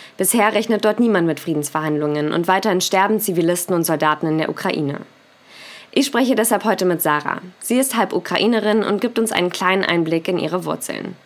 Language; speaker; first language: German; native; German